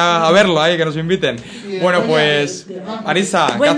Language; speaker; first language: Spanish; native; Spanish